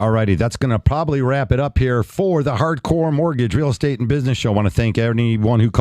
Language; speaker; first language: English; native; English